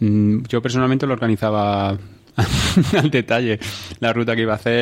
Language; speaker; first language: Spanish; native; Spanish